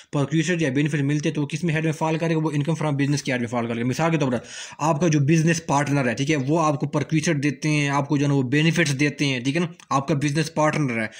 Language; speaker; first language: Urdu; native; Urdu